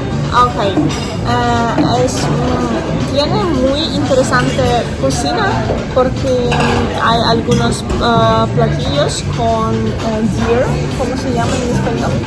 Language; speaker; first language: Spanish; non-native, learner; Russian